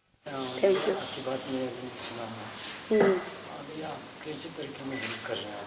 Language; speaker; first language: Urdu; non-native, learner; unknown